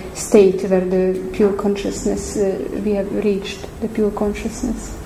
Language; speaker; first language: English; non-native, fluent; Hungarian